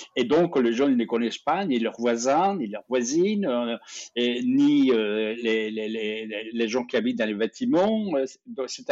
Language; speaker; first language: French; non-native, fluent; Spanish